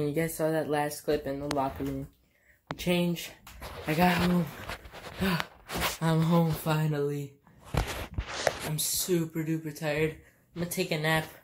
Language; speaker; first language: English; native; English